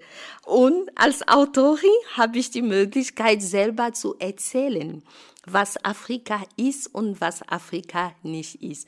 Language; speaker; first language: German; non-native, fluent; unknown